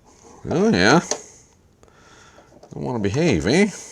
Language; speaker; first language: English; native; English